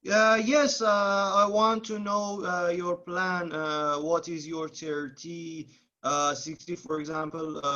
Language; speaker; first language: English; non-native, learner; Persian